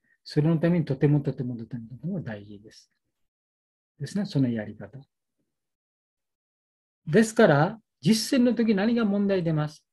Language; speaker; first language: Japanese; non-native, learner; Bangla